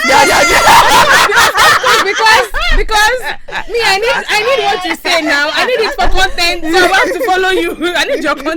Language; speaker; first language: English; non-native, local second language; Yoruba